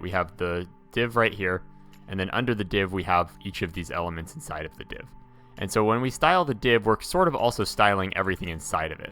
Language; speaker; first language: English; native; English